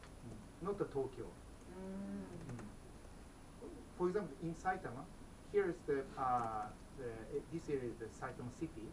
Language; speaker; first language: English; non-native, fluent; Japanese